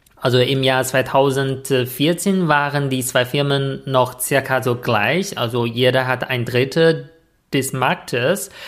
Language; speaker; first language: German; non-native, fluent; Chinese